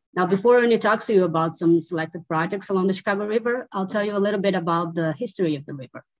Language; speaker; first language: English; non-native, fluent; Portuguese